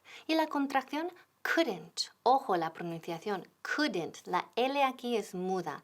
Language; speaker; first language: Spanish; non-native, fluent; English